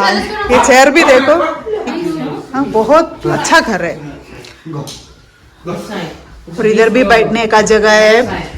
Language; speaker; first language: Hindi; non-native, local second language; Malayalam